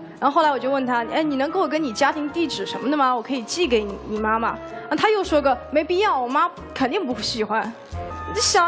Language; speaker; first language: Chinese; native; Chinese